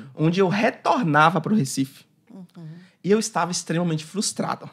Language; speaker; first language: Portuguese; native; Portuguese